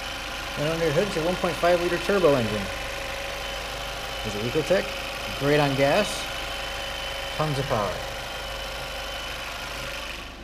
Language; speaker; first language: English; native; English